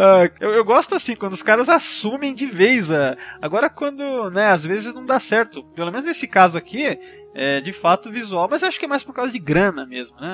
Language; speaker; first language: Portuguese; native; Portuguese